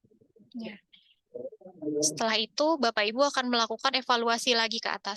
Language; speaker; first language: Indonesian; native; Indonesian